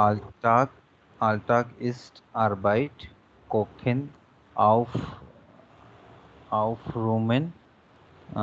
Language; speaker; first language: German; non-native, learner; Hindi